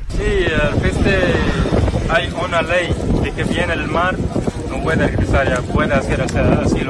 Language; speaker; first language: Spanish; non-native, learner; Arabic